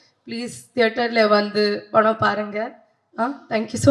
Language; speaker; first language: Tamil; non-native, learner; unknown